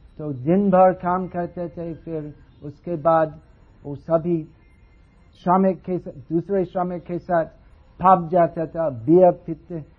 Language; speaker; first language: Hindi; non-native, fluent; English